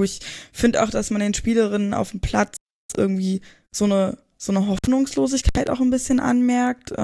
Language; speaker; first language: German; native; German